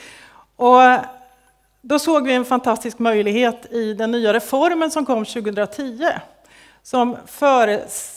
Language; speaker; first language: Swedish; native; Swedish